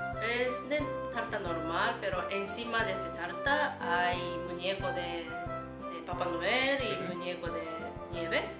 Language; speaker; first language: Spanish; non-native, learner; Japanese